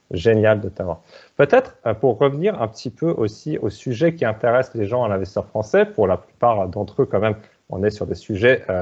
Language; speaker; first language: French; native; French